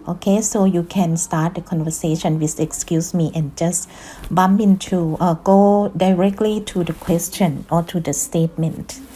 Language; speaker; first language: English; non-native, fluent; Thai